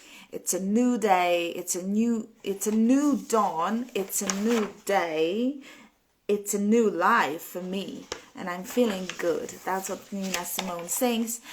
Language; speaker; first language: English; non-native, fluent; Polish